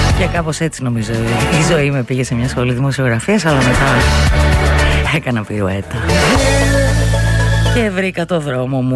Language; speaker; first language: Greek; native; Greek